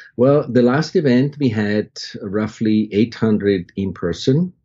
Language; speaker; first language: English; non-native, fluent; German